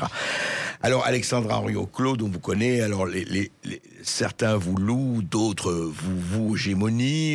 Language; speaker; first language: French; native; French